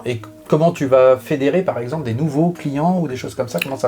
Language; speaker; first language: French; native; French